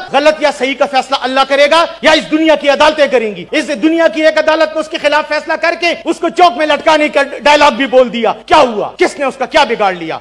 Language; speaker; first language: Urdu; non-native, local second language; Pashto